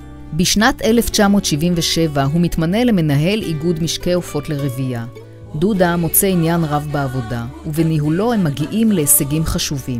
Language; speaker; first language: Hebrew; native; Hebrew